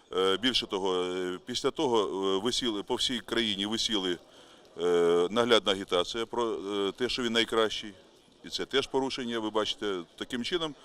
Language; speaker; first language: Ukrainian; native; Ukrainian